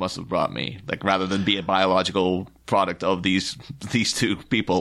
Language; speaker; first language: English; native; English